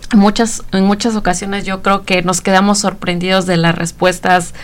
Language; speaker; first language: Spanish; native; Spanish